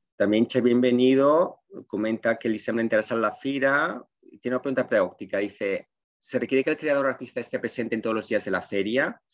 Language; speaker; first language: Spanish; non-native, local second language; Catalan